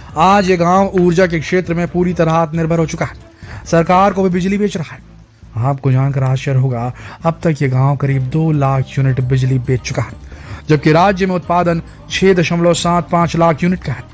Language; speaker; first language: Hindi; native; Hindi